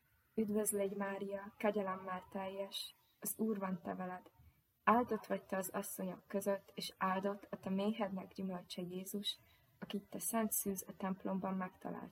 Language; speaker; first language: Hungarian; native; Hungarian